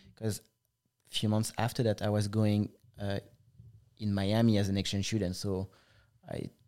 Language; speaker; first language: English; non-native, fluent; French